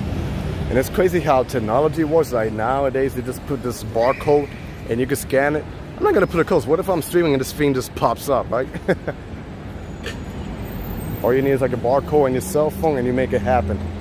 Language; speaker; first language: English; non-native, local second language; Spanish